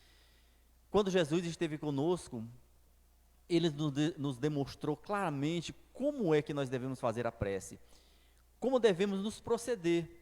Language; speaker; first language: Portuguese; native; Portuguese